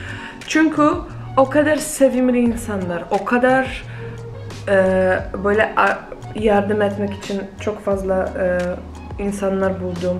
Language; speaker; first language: Turkish; non-native, fluent; Polish